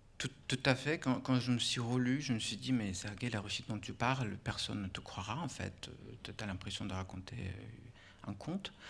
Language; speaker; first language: French; non-native, fluent; Russian